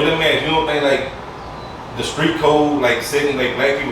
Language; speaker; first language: English; native; English